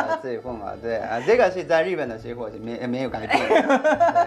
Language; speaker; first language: Chinese; non-native, fluent; Japanese